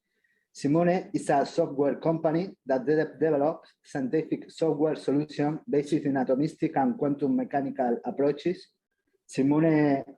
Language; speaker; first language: English; non-native, fluent; Spanish